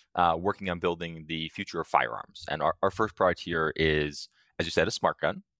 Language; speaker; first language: English; native; English